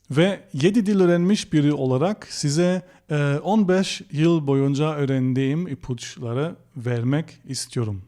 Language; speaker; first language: Turkish; non-native, fluent; German